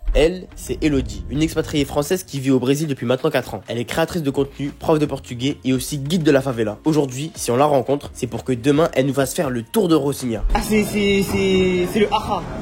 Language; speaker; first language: French; native; French